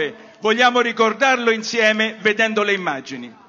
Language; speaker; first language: Italian; native; Italian